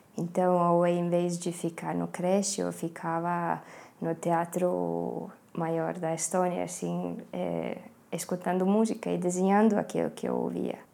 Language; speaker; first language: Portuguese; non-native, fluent; Estonian